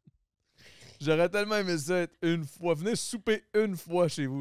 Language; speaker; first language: French; native; French